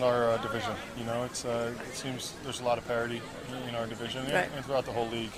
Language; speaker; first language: English; native; English